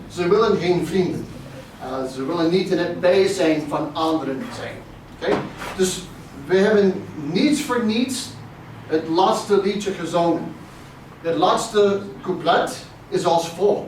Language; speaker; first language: Dutch; non-native, fluent; English